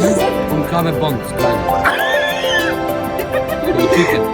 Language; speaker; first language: German; non-native, learner; Macedonian